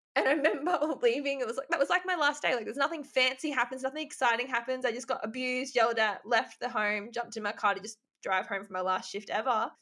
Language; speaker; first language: English; native; English